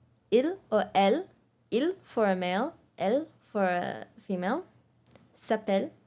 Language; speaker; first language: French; non-native, learner; English